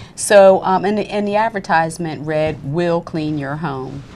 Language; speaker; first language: English; native; English